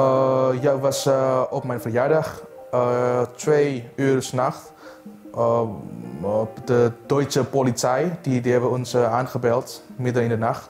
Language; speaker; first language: Dutch; non-native, fluent; Indonesian